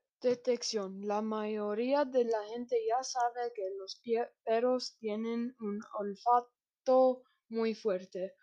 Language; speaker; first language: Spanish; non-native, learner; English